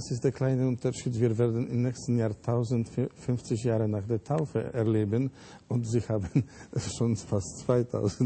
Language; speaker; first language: German; non-native, fluent; Polish